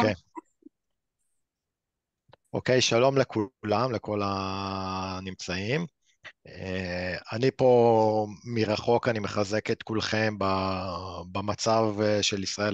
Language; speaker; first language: Hebrew; native; Hebrew